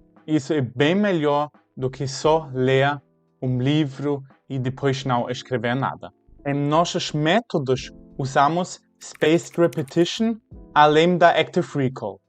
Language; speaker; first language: Portuguese; non-native, fluent; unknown